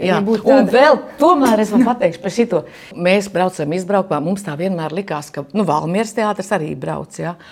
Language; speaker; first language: Latvian; native; Latvian